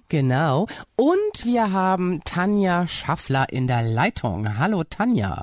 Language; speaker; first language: German; native; German